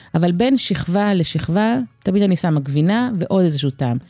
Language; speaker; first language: Hebrew; native; Hebrew